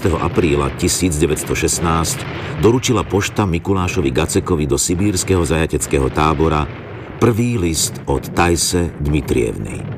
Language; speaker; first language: Slovak; native; Slovak